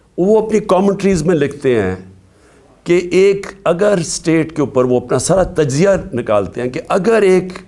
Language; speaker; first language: Urdu; native; Urdu